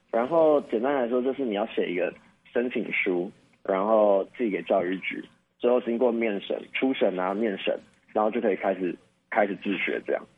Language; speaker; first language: Chinese; native; Chinese